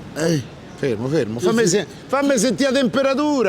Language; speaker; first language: Italian; native; Italian